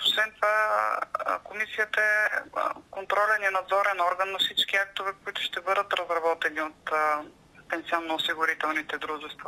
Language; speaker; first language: Bulgarian; native; Bulgarian